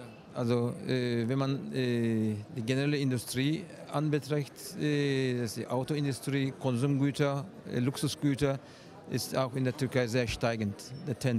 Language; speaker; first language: German; non-native, fluent; Turkish